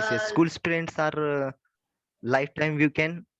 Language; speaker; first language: English; non-native, learner; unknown